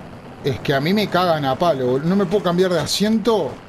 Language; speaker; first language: Spanish; native; Spanish